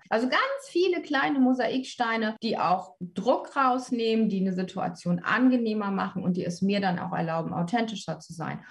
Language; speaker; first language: German; native; German